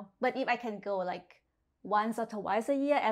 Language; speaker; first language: English; non-native, fluent; Thai